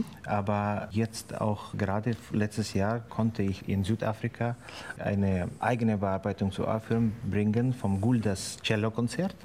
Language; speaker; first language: German; non-native, fluent; Ukrainian